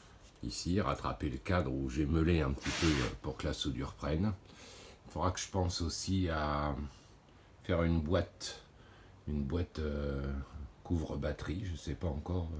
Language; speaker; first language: French; native; French